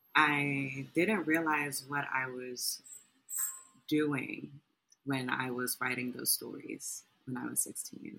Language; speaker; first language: English; native; English